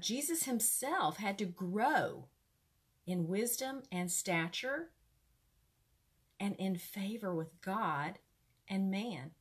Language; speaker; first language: English; native; English